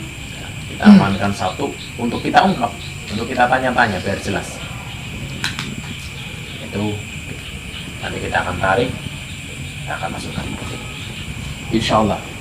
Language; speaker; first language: Indonesian; native; Indonesian